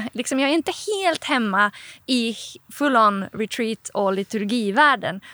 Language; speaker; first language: Swedish; non-native, fluent; Norwegian